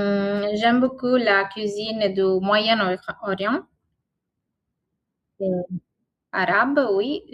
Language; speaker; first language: French; non-native, learner; Italian